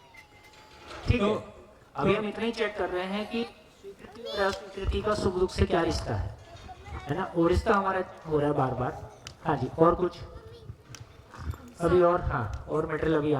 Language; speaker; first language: Hindi; native; Hindi